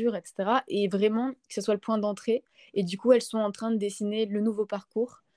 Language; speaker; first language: French; native; French